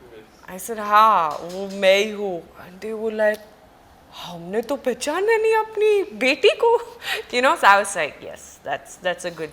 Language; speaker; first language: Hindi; non-native, fluent; Swedish